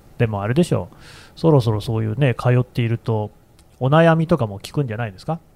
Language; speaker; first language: Japanese; native; Japanese